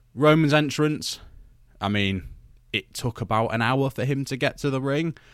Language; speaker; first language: English; native; English